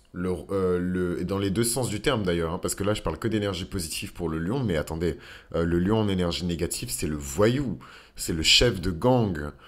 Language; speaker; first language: French; native; French